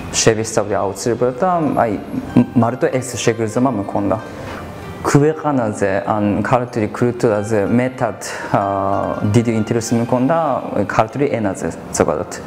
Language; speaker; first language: Georgian; non-native, fluent; Japanese